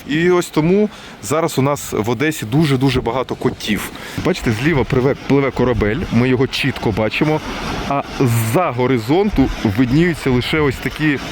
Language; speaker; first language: Ukrainian; non-native, local second language; Russian